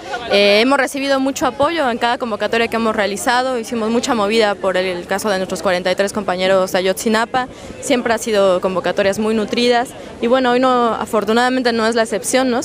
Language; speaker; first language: Spanish; native; Spanish